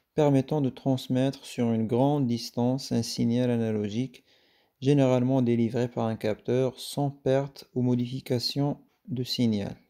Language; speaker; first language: French; non-native, local second language; Arabic